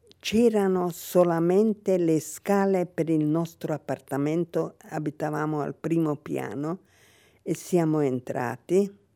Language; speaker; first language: Italian; non-native, fluent; Hungarian